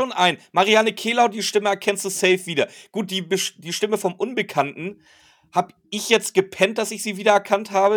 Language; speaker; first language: German; native; German